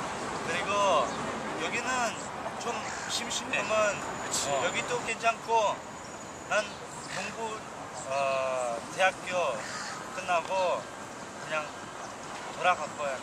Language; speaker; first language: Korean; non-native, learner; Persian